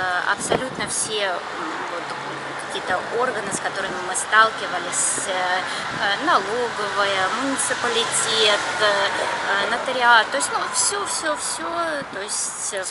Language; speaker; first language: Russian; native; Russian